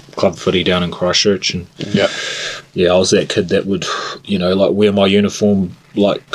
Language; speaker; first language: English; native; English